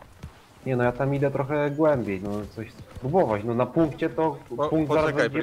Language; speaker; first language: Polish; native; Polish